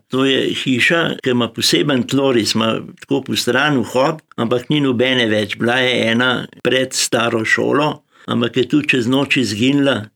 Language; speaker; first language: Slovenian; native; Slovenian